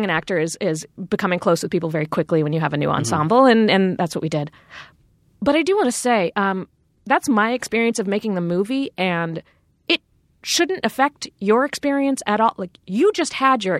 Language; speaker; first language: English; native; English